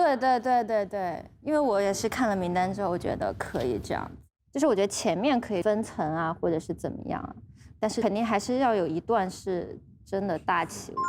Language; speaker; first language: Chinese; native; Chinese